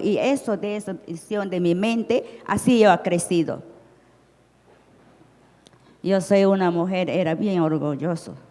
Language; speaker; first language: Spanish; non-native, local second language; Shipibo-Conibo